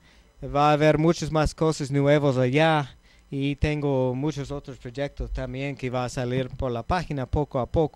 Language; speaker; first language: Spanish; non-native, learner; English